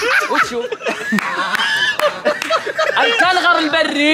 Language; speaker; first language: Arabic; native; Arabic